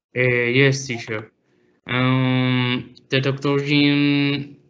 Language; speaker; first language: English; non-native, learner; Spanish